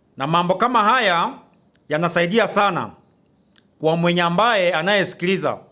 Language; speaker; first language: Swahili; non-native, local second language; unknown